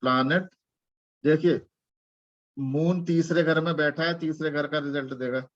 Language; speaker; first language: Hindi; native; Hindi